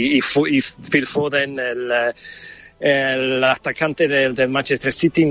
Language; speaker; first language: Spanish; non-native, fluent; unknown